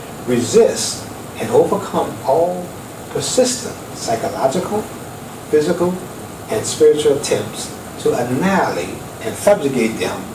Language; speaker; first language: English; native; English